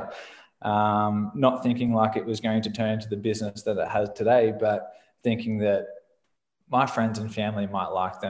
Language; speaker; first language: English; native; English